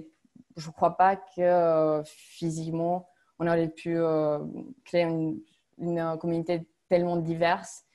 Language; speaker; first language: French; non-native, fluent; Romanian